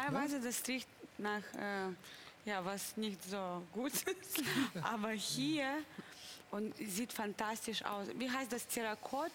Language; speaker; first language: German; non-native, fluent; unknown